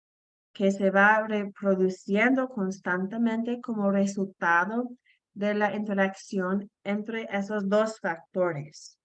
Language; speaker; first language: Spanish; non-native, fluent; English